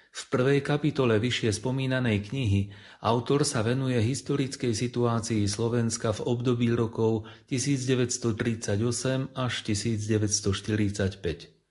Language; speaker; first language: Slovak; native; Slovak